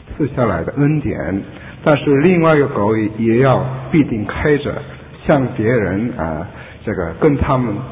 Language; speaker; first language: Chinese; non-native, learner; Korean